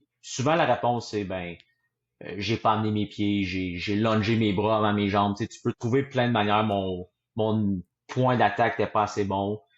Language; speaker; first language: French; native; French